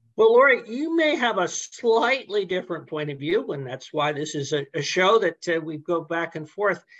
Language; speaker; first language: English; native; English